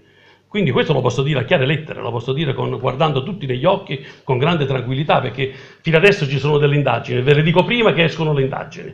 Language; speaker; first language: Italian; native; Italian